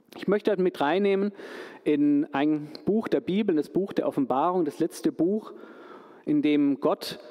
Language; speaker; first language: German; native; German